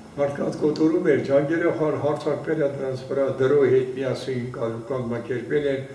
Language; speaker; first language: Armenian; non-native, local second language; Kurdish